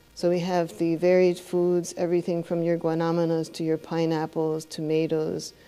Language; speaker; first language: English; native; English